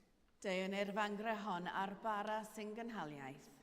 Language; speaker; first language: Welsh; native; Welsh